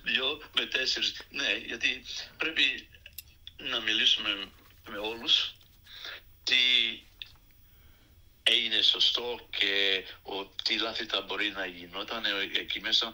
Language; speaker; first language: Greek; early bilingual, heritage; Greek